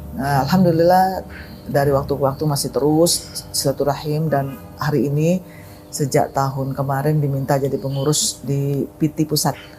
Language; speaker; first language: Indonesian; native; Indonesian